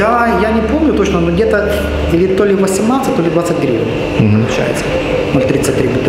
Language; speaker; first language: Russian; native; Russian